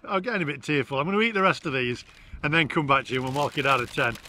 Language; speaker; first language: English; native; English